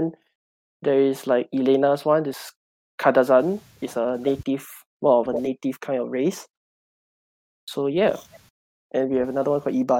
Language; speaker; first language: English; non-native, local second language; Chinese